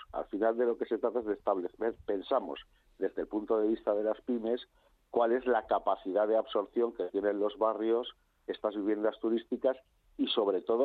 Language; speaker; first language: Spanish; native; Spanish